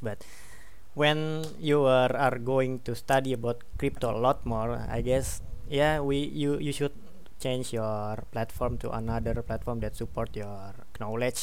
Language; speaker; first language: English; non-native, learner; Indonesian